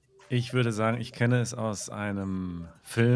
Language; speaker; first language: German; native; German